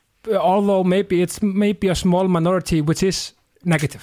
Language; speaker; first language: English; non-native, fluent; Icelandic